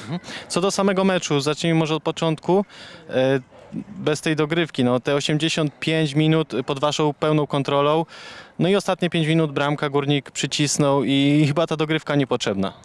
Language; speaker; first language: Polish; native; Polish